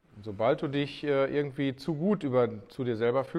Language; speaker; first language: German; native; German